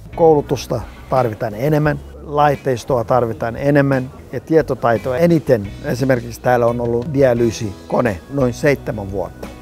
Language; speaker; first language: Finnish; non-native, fluent; Somali